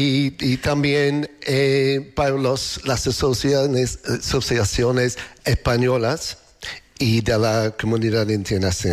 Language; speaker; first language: Spanish; non-native, fluent; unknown